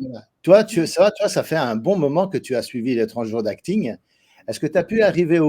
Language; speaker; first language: French; native; French